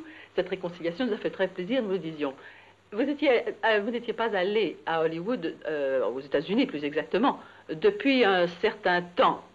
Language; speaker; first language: French; native; French